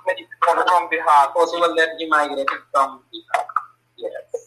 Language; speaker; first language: English; non-native, learner; Hindi